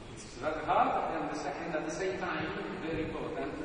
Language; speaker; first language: English; non-native, fluent; Italian